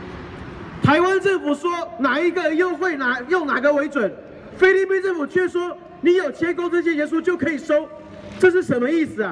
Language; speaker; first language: Chinese; native; Chinese